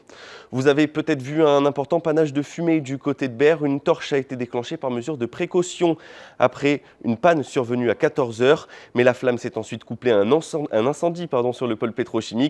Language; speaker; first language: French; native; French